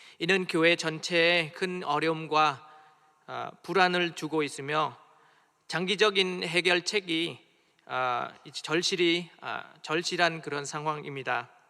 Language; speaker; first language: Korean; non-native, fluent; Vietnamese